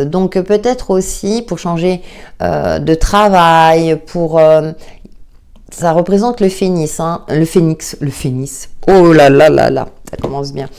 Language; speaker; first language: French; native; French